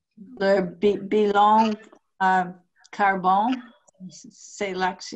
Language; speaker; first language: French; non-native, learner; English